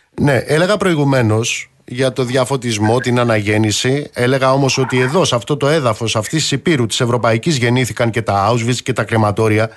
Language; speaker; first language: Greek; native; Greek